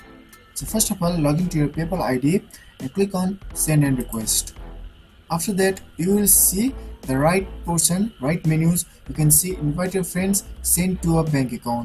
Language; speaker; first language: English; non-native, local second language; Nepali